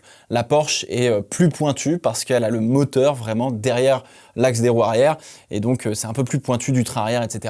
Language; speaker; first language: French; native; French